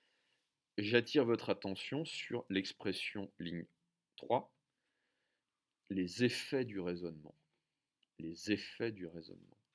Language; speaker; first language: French; native; French